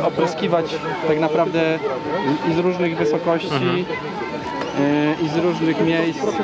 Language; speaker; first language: Polish; native; Polish